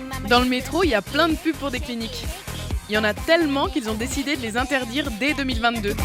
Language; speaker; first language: French; native; French